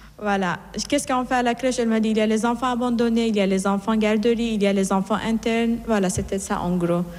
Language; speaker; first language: French; non-native, fluent; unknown